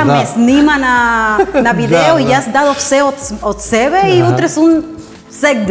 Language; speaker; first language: Macedonian; non-native, fluent; Spanish